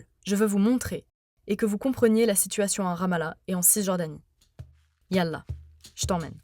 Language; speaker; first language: French; native; French